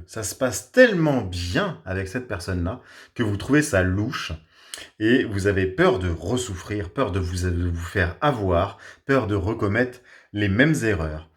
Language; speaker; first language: French; native; French